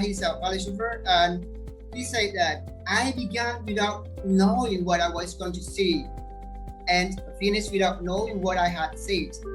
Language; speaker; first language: English; non-native, fluent; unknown